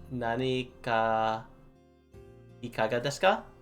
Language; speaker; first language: Japanese; non-native, learner; English